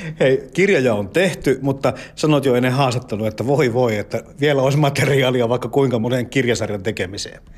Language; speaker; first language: Finnish; native; Finnish